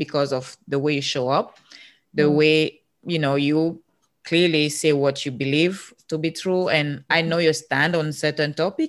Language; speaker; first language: English; non-native, local second language; French